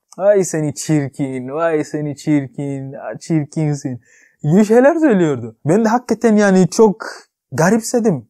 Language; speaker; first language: Turkish; non-native, fluent; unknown